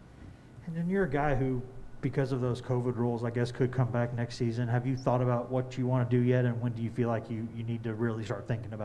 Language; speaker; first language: English; native; English